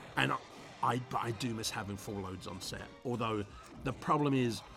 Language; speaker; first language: English; native; English